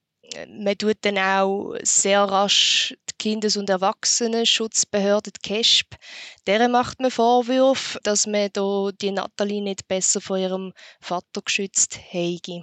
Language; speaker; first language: German; native; German